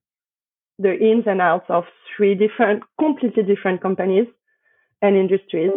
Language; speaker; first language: English; non-native, fluent; French